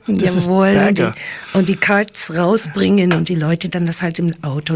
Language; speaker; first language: German; non-native, fluent; English